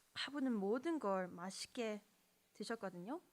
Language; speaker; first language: Korean; early bilingual, other home language; English